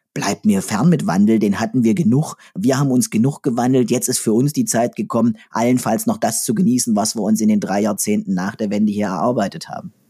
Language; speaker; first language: German; native; German